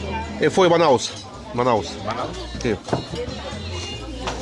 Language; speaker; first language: Portuguese; non-native, learner; English